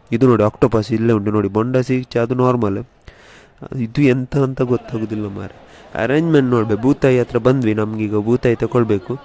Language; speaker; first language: Kannada; non-native, local second language; Tulu